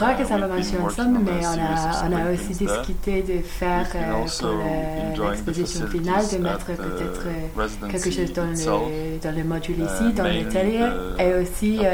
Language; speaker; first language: French; non-native, learner; English